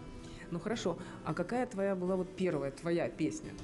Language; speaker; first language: Russian; native; Russian